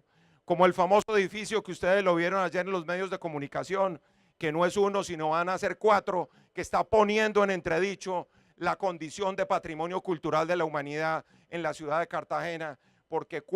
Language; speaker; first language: Spanish; native; Spanish